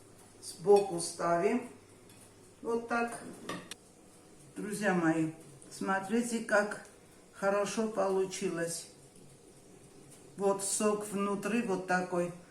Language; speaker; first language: Russian; non-native, fluent; Armenian